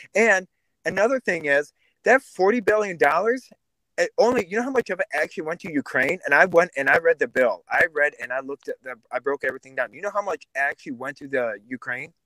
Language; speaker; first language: English; early bilingual, other home language; Russian